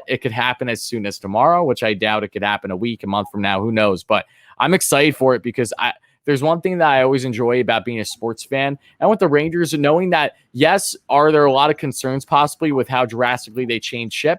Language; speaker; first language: English; native; English